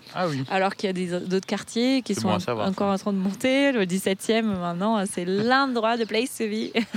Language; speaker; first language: French; non-native, fluent; Portuguese